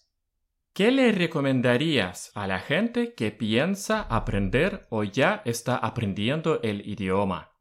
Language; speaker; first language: Spanish; non-native, fluent; Russian